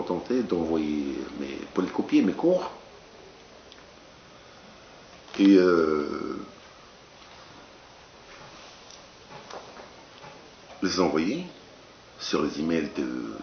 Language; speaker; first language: French; non-native, local second language; Arabic